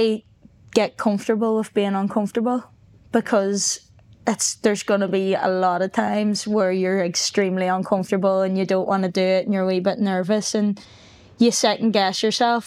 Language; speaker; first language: English; native; English